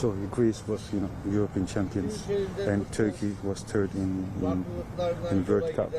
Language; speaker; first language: English; non-native, fluent; Turkish